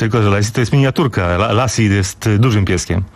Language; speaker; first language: Polish; native; Polish